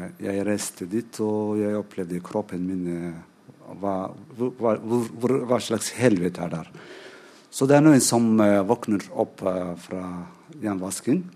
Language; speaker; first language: Norwegian; non-native, fluent; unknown